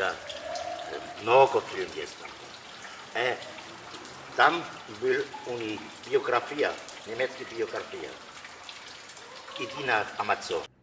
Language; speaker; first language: Russian; non-native, learner; German